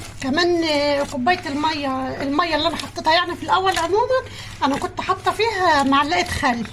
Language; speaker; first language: Arabic; native; Arabic